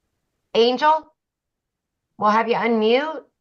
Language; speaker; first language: English; native; English